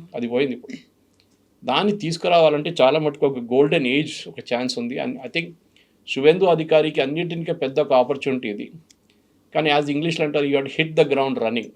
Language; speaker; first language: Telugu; non-native, fluent; Malayalam